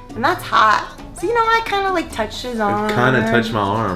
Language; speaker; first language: English; native; English